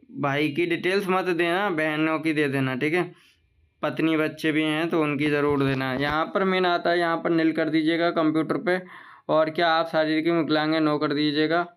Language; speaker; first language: Hindi; native; Hindi